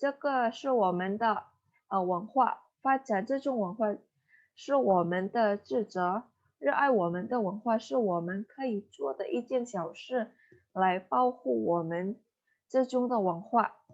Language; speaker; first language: Chinese; non-native, learner; Indonesian